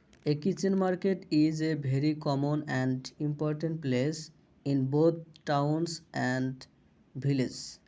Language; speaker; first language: English; non-native, local second language; Bangla